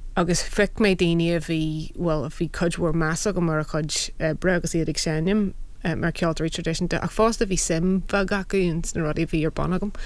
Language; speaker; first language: Irish; non-native, local second language; English